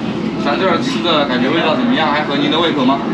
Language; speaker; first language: Chinese; native; Chinese